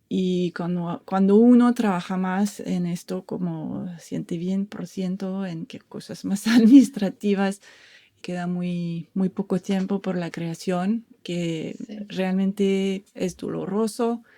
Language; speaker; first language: Spanish; non-native, fluent; French